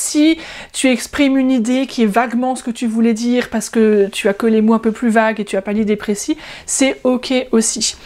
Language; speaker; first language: French; native; French